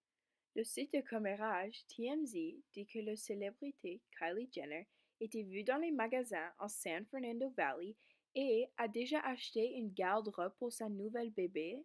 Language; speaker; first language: French; non-native, learner; English